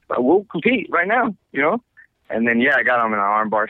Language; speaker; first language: English; non-native, fluent; Spanish